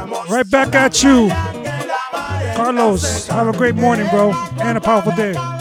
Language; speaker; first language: English; early bilingual, other home language; Spanish